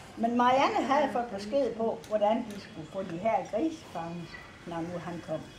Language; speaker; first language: Danish; native; Danish